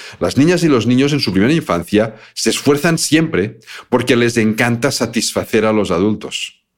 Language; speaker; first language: Spanish; native; Spanish